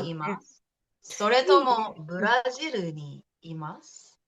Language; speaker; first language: Japanese; non-native, fluent; English